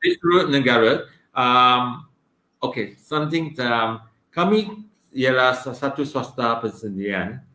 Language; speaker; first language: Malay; non-native, local second language; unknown